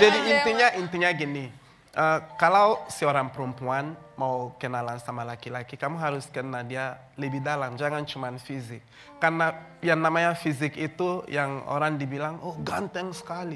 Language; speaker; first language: Indonesian; non-native, fluent; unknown